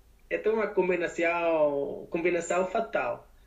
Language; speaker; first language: Portuguese; non-native, learner; Spanish